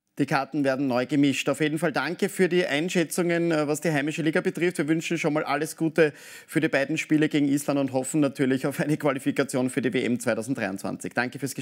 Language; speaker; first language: German; native; German